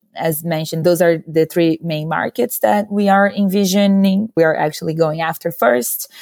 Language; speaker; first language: English; non-native, fluent; Portuguese